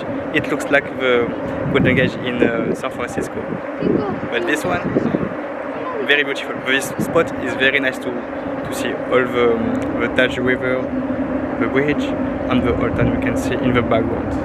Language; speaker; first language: English; non-native, learner; French